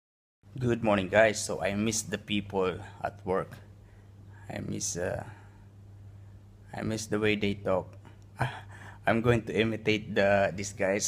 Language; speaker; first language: English; non-native, local second language; Filipino